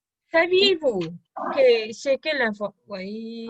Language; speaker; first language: French; non-native, fluent; Kazakh